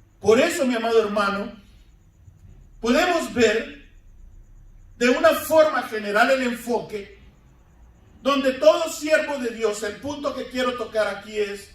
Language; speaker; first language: Spanish; native; Spanish